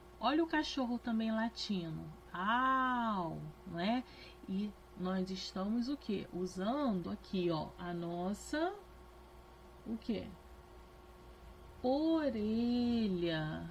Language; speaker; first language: Portuguese; native; Portuguese